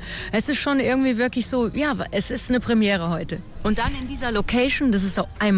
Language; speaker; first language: German; native; German